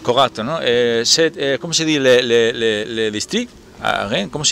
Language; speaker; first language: French; non-native, learner; Spanish